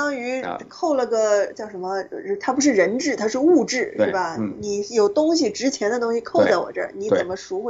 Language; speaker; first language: Chinese; native; Chinese